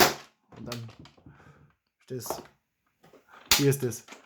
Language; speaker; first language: German; native; German